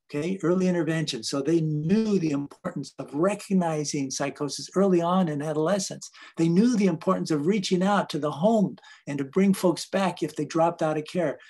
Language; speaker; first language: English; native; English